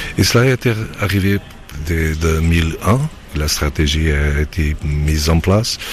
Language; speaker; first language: French; non-native, fluent; Portuguese